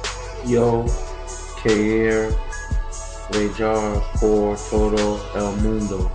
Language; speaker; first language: Spanish; non-native, learner; English